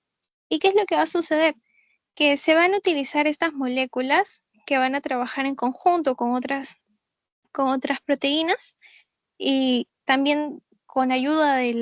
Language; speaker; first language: Spanish; native; Spanish